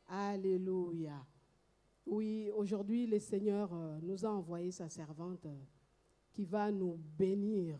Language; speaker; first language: French; non-native, local second language; Lingala